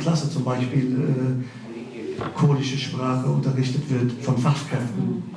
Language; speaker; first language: German; early bilingual, other home language; Kurdish